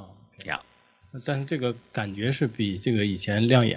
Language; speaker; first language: Chinese; native; Chinese